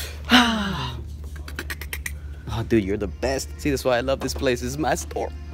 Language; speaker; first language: English; native; English